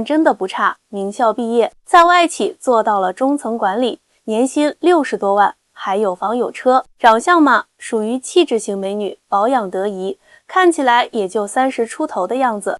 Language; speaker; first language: Chinese; native; Chinese